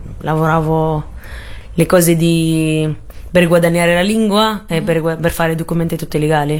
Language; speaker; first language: Italian; non-native, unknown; Arabic